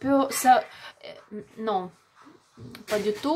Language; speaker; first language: French; non-native, learner; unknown